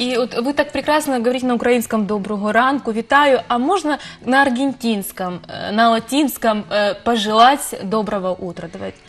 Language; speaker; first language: Russian; native; Russian